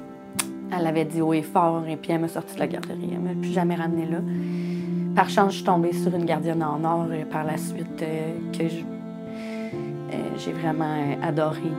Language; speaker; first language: French; native; French